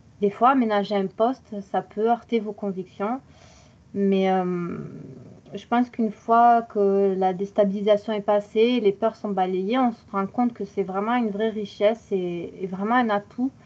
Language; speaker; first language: French; native; French